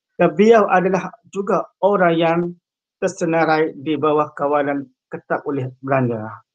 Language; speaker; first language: Malay; native; Malay